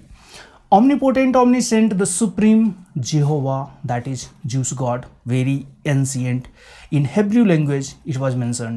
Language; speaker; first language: English; non-native, local second language; Hindi